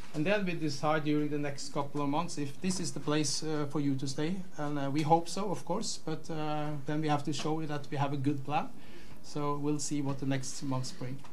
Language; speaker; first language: English; non-native, fluent; Norwegian